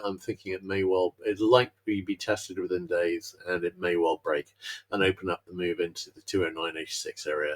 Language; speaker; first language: English; native; English